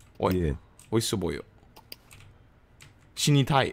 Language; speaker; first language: Japanese; non-native, learner; English